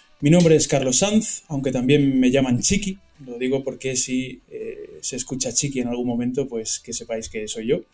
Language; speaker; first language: Spanish; native; Spanish